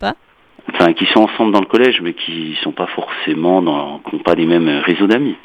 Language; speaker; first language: French; native; French